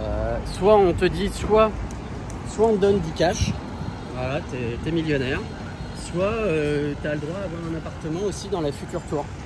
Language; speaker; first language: French; native; French